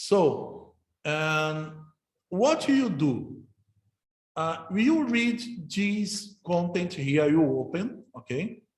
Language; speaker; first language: English; non-native, fluent; Portuguese